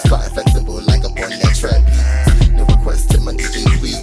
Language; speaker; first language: English; non-native, local second language; Zulu